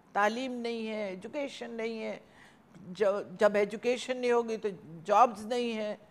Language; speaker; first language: Hindi; native; Hindi